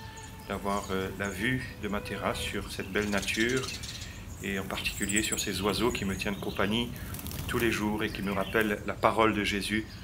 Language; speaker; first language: French; native; French